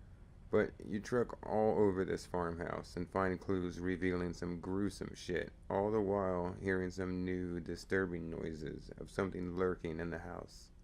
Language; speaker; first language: English; native; English